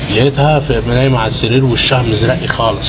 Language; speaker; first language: Arabic; native; Arabic